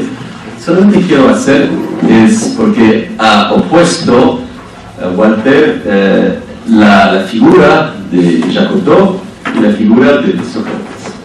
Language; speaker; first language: Spanish; non-native, fluent; French